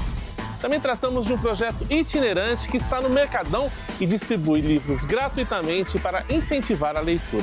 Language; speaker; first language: Portuguese; native; Portuguese